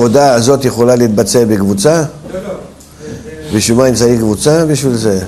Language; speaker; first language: Hebrew; non-native, fluent; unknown